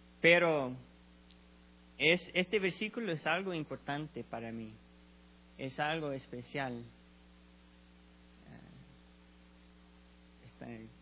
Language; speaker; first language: Spanish; non-native, learner; English